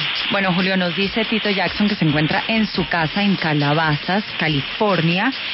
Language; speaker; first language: Spanish; native; Spanish